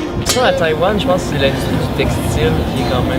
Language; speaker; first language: French; native; French